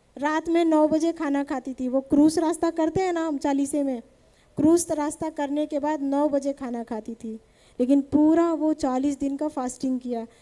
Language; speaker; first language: Hindi; native; Hindi